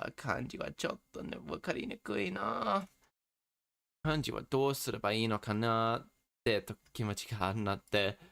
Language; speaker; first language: Japanese; non-native, learner; English